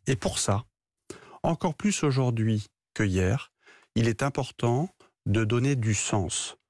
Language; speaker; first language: French; native; French